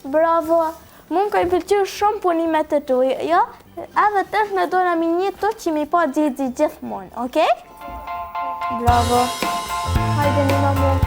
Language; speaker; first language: Albanian; native; Albanian